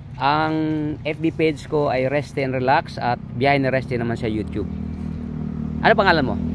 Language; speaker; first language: Filipino; non-native, local second language; Cebuano